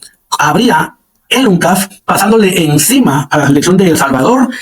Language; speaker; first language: Spanish; native; Spanish